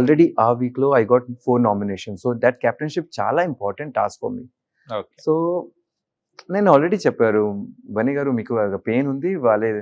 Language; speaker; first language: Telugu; non-native, learner; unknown